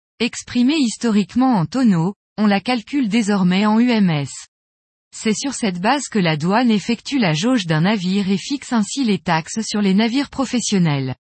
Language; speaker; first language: French; native; French